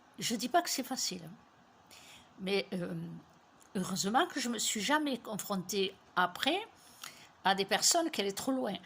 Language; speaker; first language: French; native; French